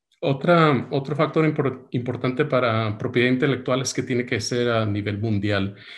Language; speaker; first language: Spanish; early bilingual, heritage; Spanish